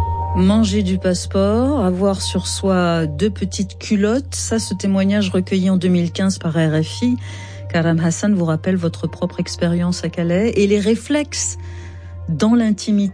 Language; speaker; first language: French; native; French